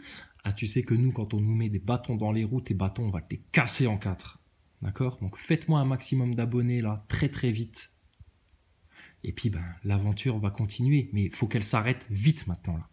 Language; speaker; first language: French; native; French